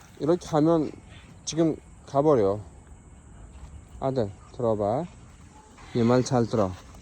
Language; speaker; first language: Korean; non-native, learner; Uzbek